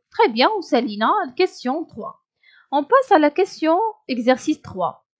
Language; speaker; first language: French; non-native, local second language; Arabic